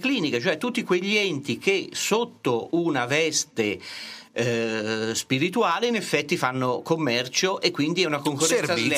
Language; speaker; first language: Italian; native; Italian